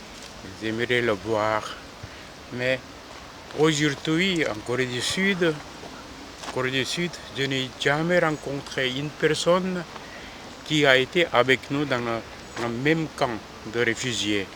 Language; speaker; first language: French; non-native, fluent; Korean